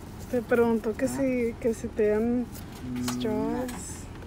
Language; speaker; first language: Spanish; early bilingual, heritage; Spanish